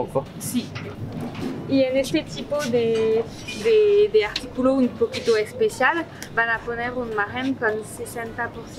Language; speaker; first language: Spanish; non-native, fluent; French